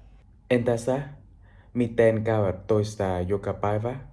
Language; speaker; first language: Finnish; non-native, learner; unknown